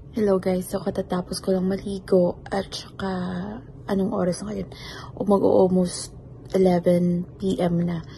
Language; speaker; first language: Filipino; non-native, local second language; Hiligaynon